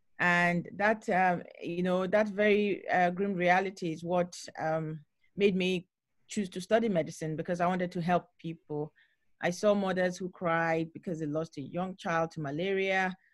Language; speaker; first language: English; non-native, local second language; Yoruba